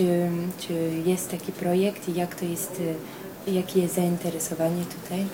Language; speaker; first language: Polish; early bilingual, heritage; Polish